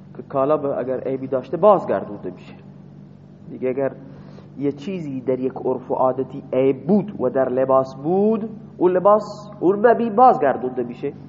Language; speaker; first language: Persian; non-native, local second language; Baluchi